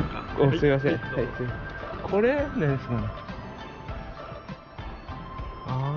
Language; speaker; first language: Japanese; non-native, fluent; Chinese